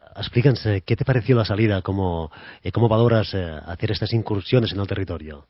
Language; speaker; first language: Spanish; non-native, local second language; Catalan